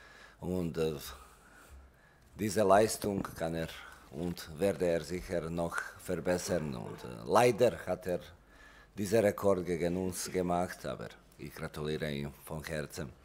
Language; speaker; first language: German; non-native, learner; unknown